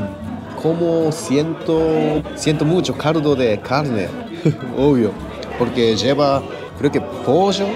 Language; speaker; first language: Spanish; non-native, learner; Japanese